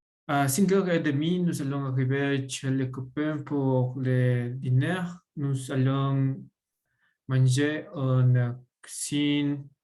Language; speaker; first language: French; non-native, learner; Spanish